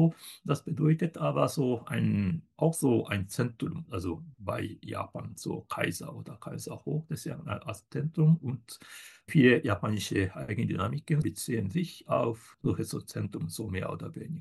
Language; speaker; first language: German; non-native, fluent; Japanese